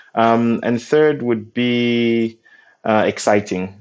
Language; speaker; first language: English; non-native, local second language; Nyanja